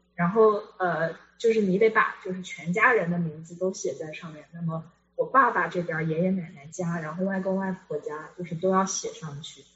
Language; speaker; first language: Chinese; native; Chinese